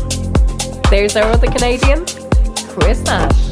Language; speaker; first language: English; native; English